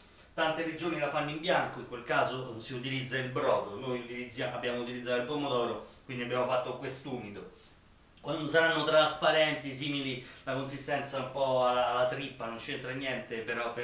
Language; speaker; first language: Italian; native; Italian